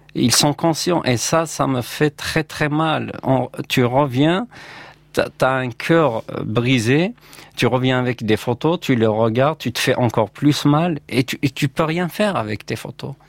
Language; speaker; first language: French; non-native, local second language; Berber languages